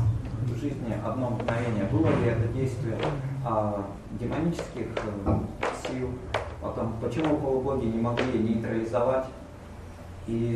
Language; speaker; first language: Russian; native; Russian